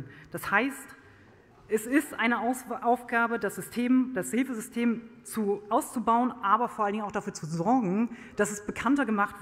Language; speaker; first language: German; native; German